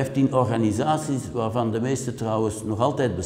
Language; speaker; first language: Dutch; native; Dutch